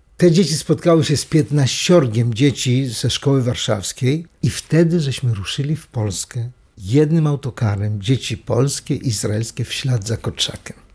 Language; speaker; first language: Polish; native; Polish